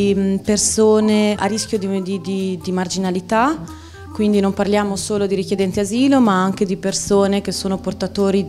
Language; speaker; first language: Italian; native; Italian